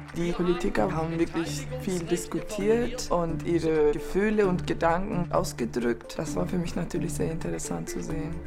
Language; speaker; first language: German; non-native, fluent; Turkish